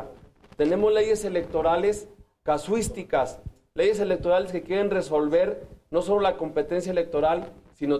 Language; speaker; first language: Spanish; native; Spanish